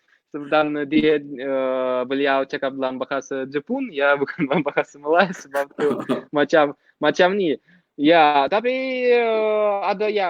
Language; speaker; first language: Indonesian; non-native, fluent; Russian